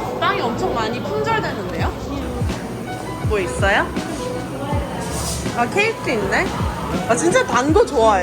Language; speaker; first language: Korean; native; Korean